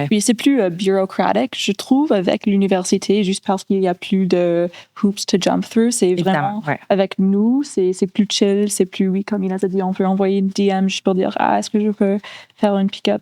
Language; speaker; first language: French; non-native, local second language; English